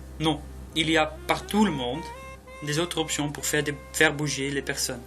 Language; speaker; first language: French; non-native, learner; English